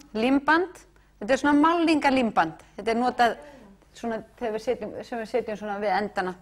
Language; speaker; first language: Icelandic; native; Icelandic